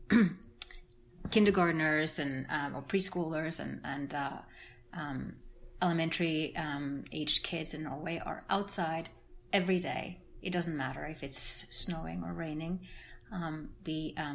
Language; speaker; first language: English; non-native, fluent; Norwegian